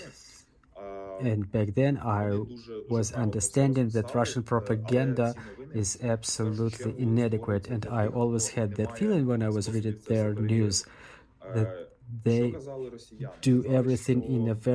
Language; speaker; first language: English; non-native, fluent; Russian